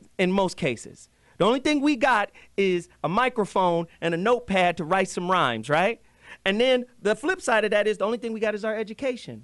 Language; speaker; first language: English; native; English